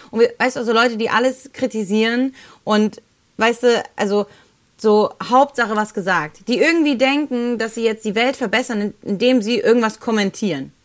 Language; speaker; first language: German; early bilingual, other home language; Spanish